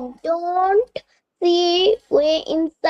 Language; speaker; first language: English; non-native, learner; Bangla